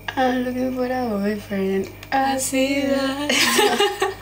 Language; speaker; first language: Spanish; native; Spanish